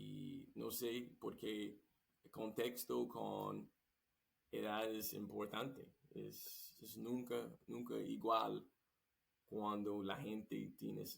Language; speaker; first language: Spanish; non-native, learner; English